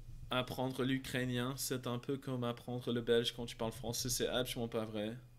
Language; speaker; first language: French; non-native, fluent; English